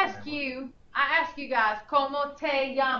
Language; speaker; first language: Spanish; non-native, fluent; English